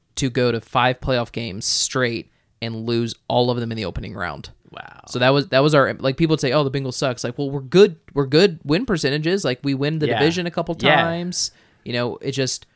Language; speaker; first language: English; native; English